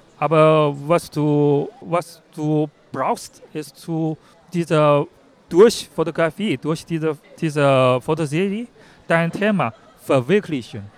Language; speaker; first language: German; non-native, learner; Chinese